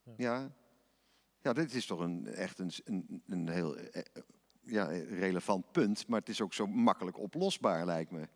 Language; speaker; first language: Dutch; native; Dutch